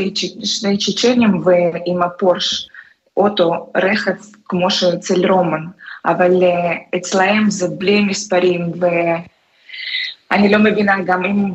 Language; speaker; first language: Hebrew; non-native, fluent; Russian